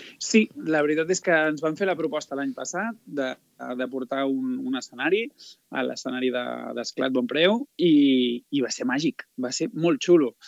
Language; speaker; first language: Catalan; native; Catalan